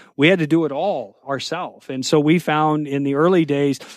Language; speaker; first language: English; native; English